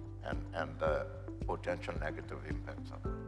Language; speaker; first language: English; native; English